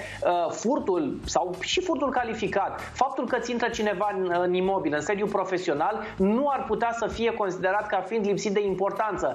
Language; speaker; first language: Romanian; native; Romanian